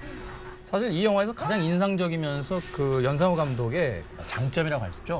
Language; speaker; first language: Korean; native; Korean